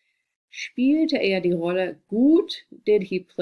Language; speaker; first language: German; non-native, fluent; English